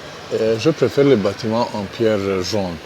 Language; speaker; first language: French; non-native, fluent; Hungarian